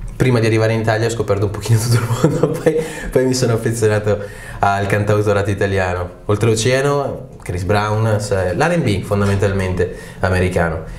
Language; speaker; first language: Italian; early bilingual, other home language; Arabic